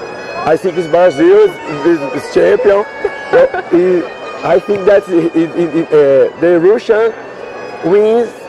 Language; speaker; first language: English; non-native, learner; Portuguese